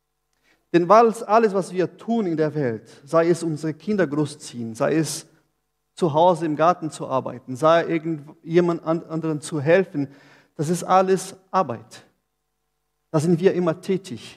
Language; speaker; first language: German; non-native, fluent; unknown